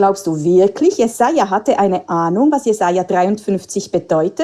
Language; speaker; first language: German; native; German